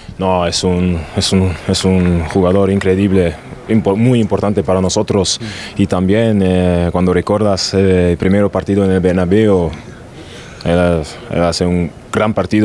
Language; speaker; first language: Spanish; non-native, learner; German